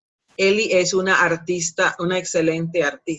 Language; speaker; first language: Spanish; non-native, fluent; English